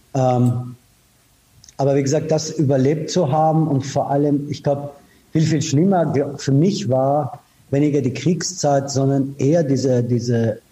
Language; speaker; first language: German; non-native, fluent; Persian